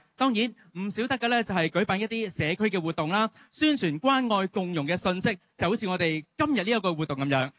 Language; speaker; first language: Cantonese; native; Cantonese